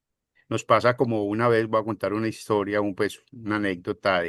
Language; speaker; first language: Spanish; native; Spanish